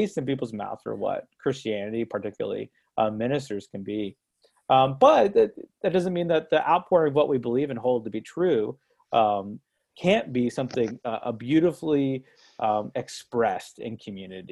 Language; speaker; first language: English; native; English